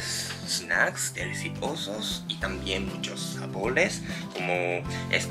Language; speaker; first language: Spanish; non-native, learner; Japanese